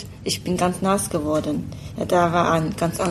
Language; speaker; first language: German; non-native, fluent; Chinese